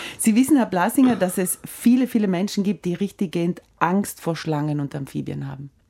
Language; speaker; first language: German; native; German